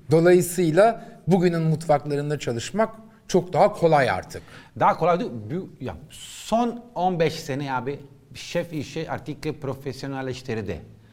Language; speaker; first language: Turkish; non-native, learner; Italian